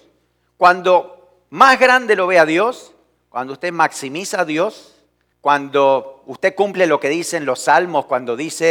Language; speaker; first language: Spanish; native; Spanish